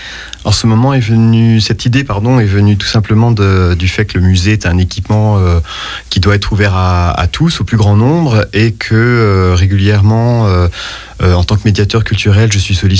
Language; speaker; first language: French; native; French